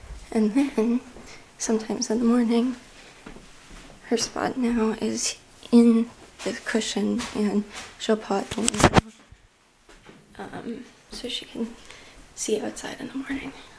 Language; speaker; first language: English; native; English